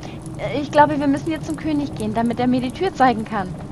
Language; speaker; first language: German; native; German